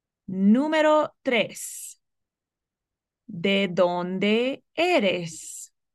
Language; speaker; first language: English; native; English